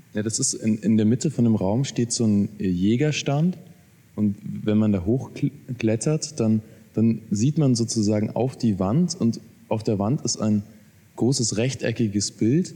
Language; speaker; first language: German; native; German